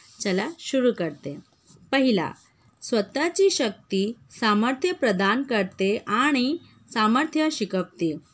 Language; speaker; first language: Marathi; non-native, local second language; Hindi